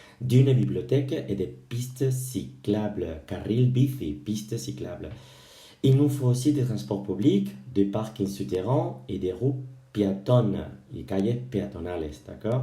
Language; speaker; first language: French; non-native, fluent; Spanish